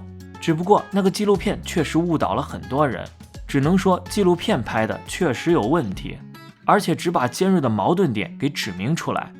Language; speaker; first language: Chinese; native; Chinese